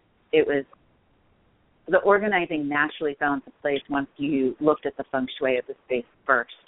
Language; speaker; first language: English; native; English